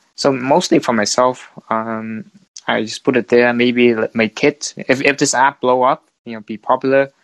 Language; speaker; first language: English; non-native, fluent; Vietnamese